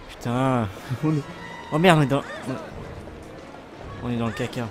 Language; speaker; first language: French; native; French